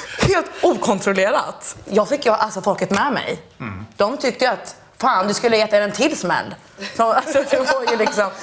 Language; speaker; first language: Swedish; early bilingual, other home language; Turkish